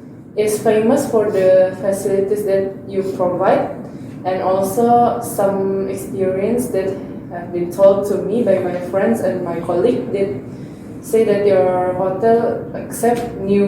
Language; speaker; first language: English; non-native, learner; Indonesian